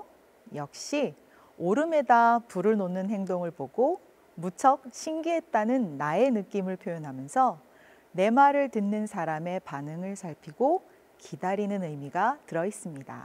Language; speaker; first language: Korean; native; Korean